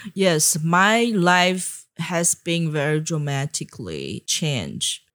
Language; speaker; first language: English; non-native, fluent; Chinese